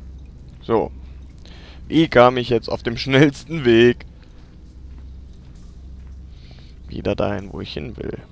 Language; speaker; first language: German; native; German